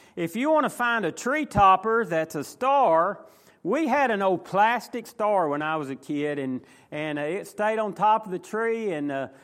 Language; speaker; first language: English; native; English